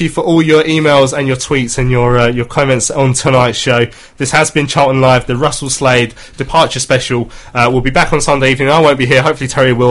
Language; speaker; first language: English; native; English